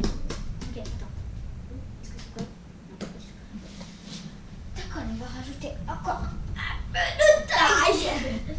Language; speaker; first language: French; native; French